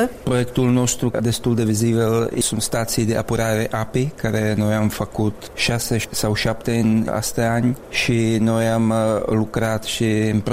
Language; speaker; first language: Romanian; non-native, learner; Czech